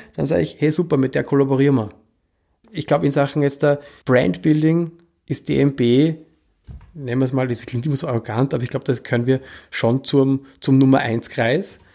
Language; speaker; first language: German; native; German